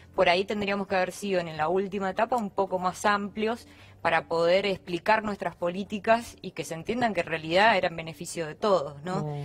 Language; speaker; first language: Spanish; native; Spanish